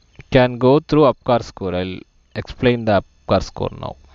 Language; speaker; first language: English; non-native, local second language; Malayalam